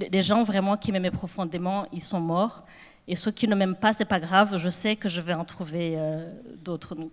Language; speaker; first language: French; non-native, local second language; Kinyarwanda